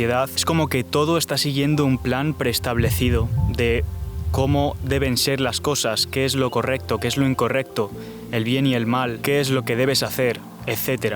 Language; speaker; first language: Spanish; native; Spanish